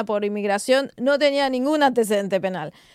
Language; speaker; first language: Spanish; native; Spanish